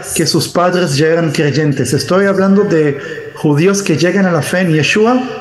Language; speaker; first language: Spanish; early bilingual, heritage; Hebrew